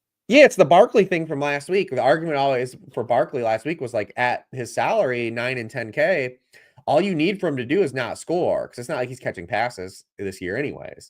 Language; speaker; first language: English; native; English